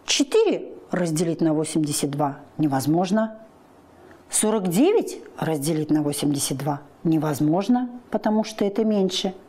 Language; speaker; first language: Russian; native; Russian